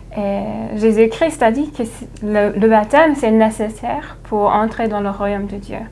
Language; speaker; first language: French; non-native, fluent; English